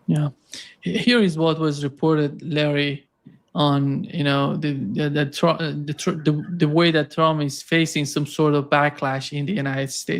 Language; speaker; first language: English; non-native, fluent; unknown